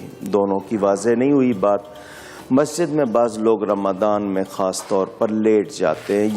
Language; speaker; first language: Urdu; native; Urdu